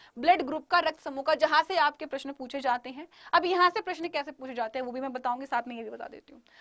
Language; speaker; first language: Hindi; native; Hindi